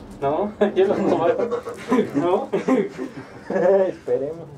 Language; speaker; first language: Spanish; native; Spanish